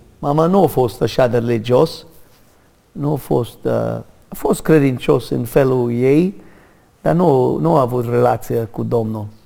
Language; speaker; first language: Romanian; non-native, learner; English